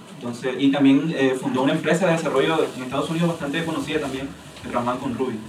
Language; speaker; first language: Spanish; native; Spanish